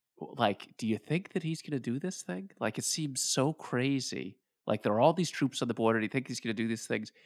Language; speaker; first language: English; native; English